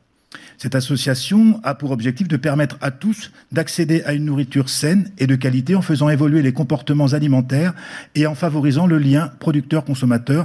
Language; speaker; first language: French; native; French